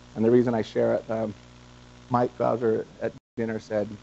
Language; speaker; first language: English; native; English